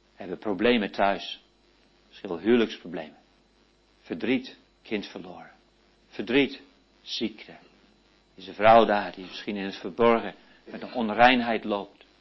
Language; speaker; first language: Dutch; early bilingual, heritage; Dutch